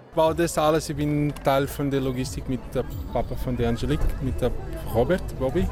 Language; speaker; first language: German; non-native, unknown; Portuguese